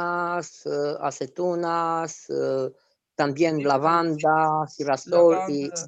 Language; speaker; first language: Spanish; non-native, fluent; Romanian